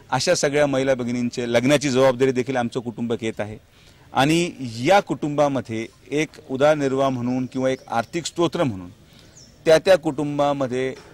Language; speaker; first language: Marathi; native; Marathi